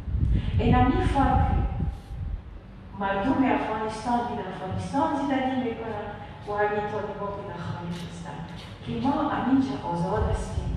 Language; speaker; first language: Persian; non-native, learner; Arabic